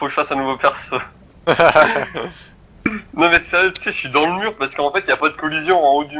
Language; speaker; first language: French; native; French